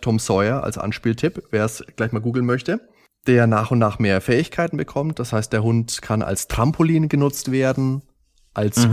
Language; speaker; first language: German; native; German